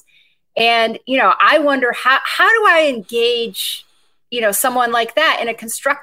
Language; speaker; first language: English; native; English